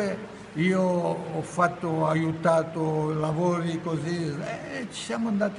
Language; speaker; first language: Italian; non-native, fluent; Ladino